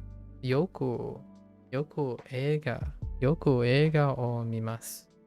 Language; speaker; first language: Japanese; non-native, learner; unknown